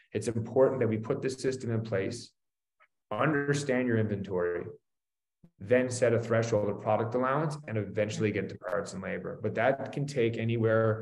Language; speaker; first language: English; native; English